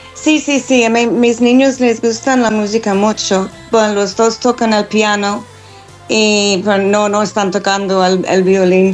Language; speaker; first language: Spanish; non-native, fluent; English